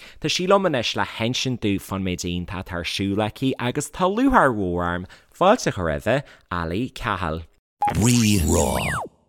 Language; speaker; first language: Irish; native; Irish